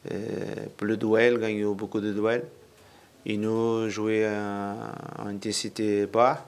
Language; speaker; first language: French; non-native, learner; Portuguese